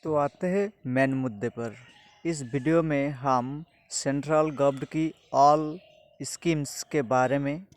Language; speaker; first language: Hindi; non-native, local second language; Bangla